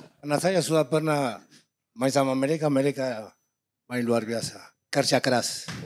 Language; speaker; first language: Indonesian; non-native, fluent; Spanish